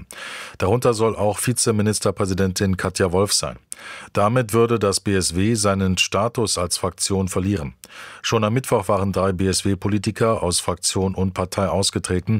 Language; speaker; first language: German; native; German